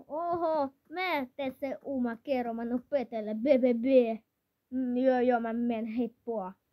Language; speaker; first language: Finnish; non-native, learner; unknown